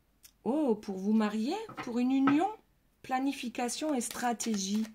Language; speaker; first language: French; native; French